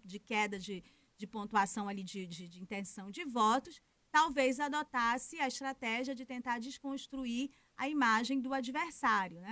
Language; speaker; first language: Portuguese; native; Portuguese